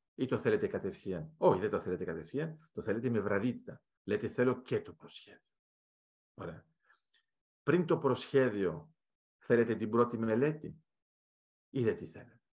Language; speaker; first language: Greek; early bilingual, heritage; Greek